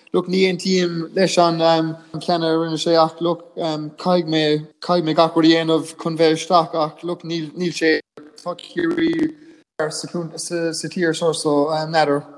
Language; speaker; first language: Irish; non-native, local second language; English